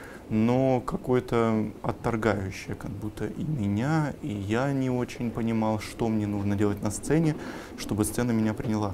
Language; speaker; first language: Russian; native; Russian